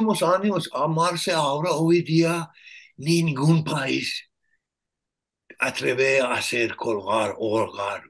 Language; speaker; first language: Spanish; non-native, learner; Persian